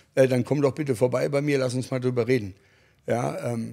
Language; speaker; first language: German; early bilingual, other home language; English